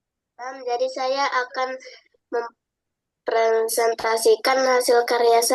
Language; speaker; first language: Indonesian; native; Indonesian